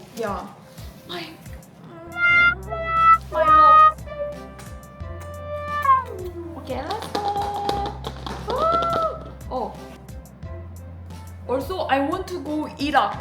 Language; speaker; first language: English; non-native, learner; Korean